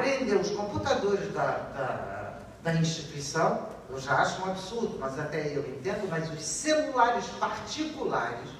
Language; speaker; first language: Portuguese; native; Portuguese